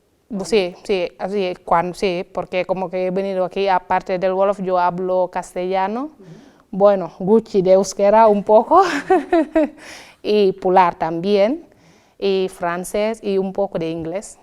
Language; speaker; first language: Spanish; non-native, fluent; Wolof